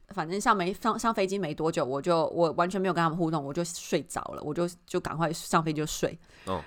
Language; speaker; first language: Chinese; native; Chinese